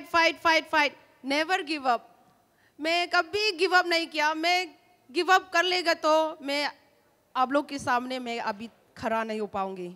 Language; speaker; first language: Hindi; non-native, local second language; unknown